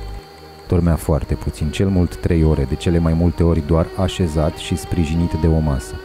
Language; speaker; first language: Romanian; native; Romanian